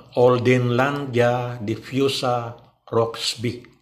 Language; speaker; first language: English; non-native, local second language; Cebuano